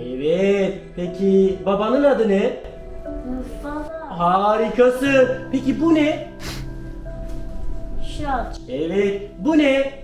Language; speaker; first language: Turkish; native; Turkish